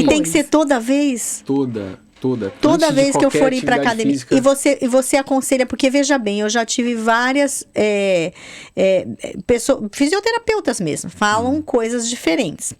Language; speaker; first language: Portuguese; native; Portuguese